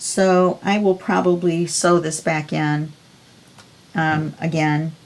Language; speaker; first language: English; native; English